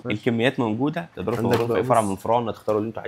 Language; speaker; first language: Arabic; native; Arabic